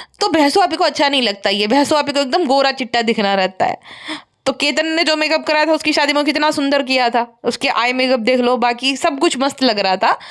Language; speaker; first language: Hindi; non-native, local second language; Gujarati